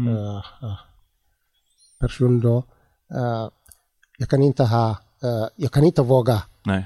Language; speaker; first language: Swedish; non-native, learner; Tigrinya